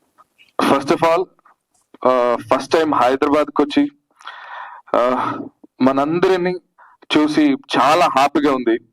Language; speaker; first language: Telugu; non-native, learner; Kannada